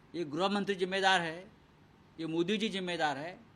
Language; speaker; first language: Hindi; non-native, local second language; Marathi